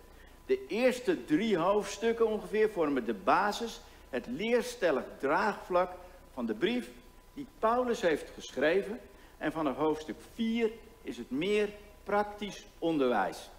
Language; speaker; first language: Dutch; native; Dutch